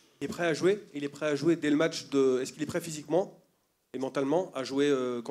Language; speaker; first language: French; native; French